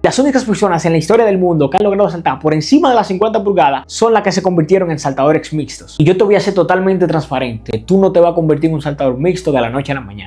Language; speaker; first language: Spanish; native; Spanish